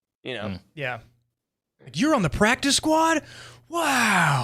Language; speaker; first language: English; native; English